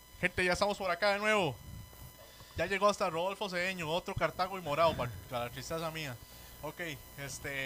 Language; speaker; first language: Spanish; native; Spanish